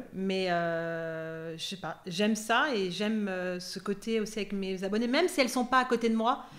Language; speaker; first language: French; native; French